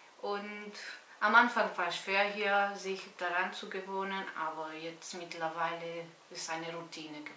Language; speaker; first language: German; non-native, fluent; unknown